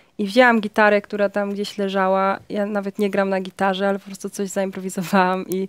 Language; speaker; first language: Polish; early bilingual, heritage; Polish